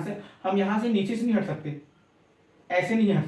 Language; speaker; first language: Hindi; native; Hindi